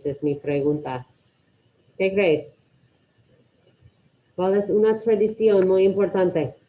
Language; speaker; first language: Spanish; non-native, fluent; English